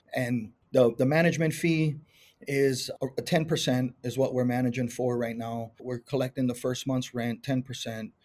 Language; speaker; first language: English; native; English